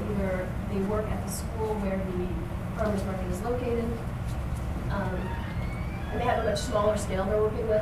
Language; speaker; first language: English; native; English